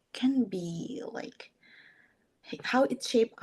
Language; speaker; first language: English; non-native, fluent; Indonesian